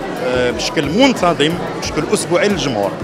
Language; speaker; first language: Arabic; native; Arabic